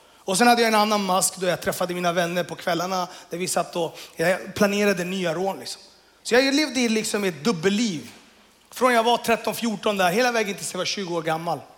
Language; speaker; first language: Swedish; early bilingual, other home language; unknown